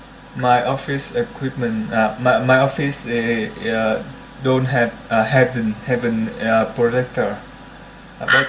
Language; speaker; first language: English; non-native, learner; Vietnamese